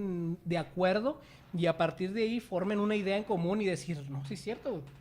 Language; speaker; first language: Spanish; native; Spanish